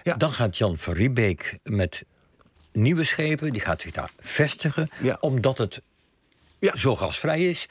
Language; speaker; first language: Dutch; native; Dutch